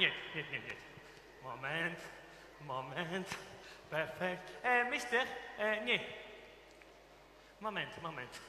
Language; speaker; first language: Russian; non-native, learner; German